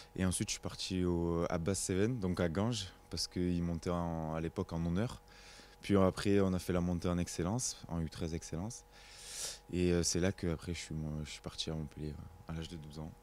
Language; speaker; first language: French; native; French